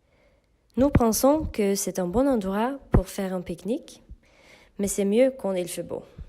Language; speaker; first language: French; non-native, learner; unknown